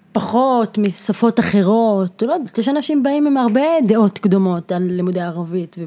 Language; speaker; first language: Hebrew; non-native, local second language; Arabic